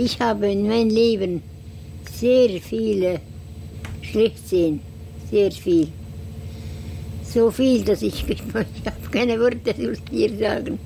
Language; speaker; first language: German; non-native, learner; Estonian